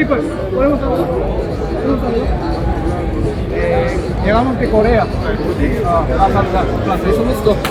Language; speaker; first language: Spanish; non-native, learner; Korean